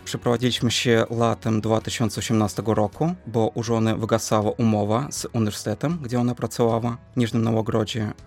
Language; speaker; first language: Polish; non-native, fluent; Russian